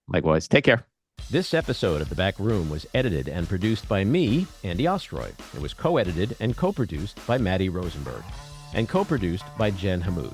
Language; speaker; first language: English; native; English